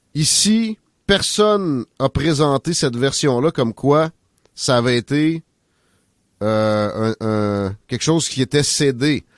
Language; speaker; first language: French; native; French